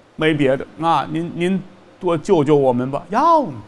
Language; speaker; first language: Chinese; native; Chinese